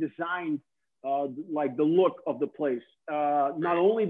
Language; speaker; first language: English; non-native, fluent; Dutch